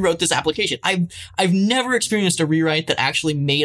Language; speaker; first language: English; native; English